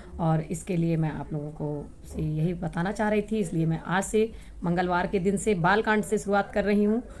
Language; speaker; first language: Hindi; native; Hindi